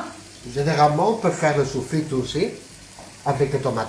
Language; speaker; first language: French; non-native, fluent; Spanish